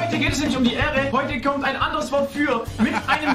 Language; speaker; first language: German; native; German